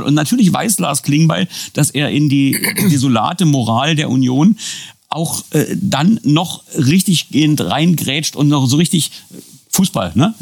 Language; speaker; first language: German; native; German